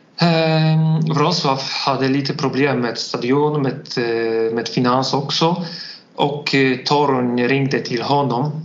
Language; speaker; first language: Swedish; non-native, learner; Polish